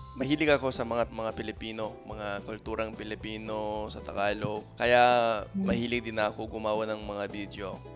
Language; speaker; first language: Filipino; non-native, fluent; English